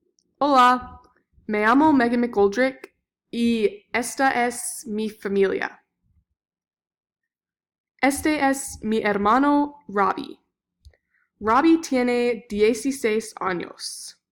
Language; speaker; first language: Spanish; non-native, learner; English